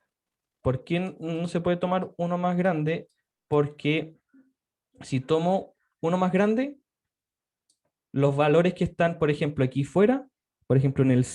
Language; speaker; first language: Spanish; native; Spanish